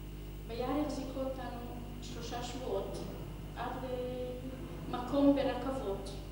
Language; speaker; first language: Hebrew; non-native, fluent; Hungarian